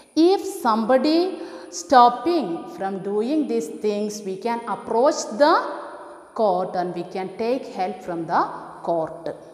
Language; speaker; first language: English; non-native, local second language; Malayalam